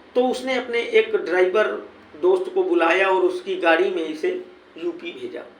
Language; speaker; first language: Hindi; native; Hindi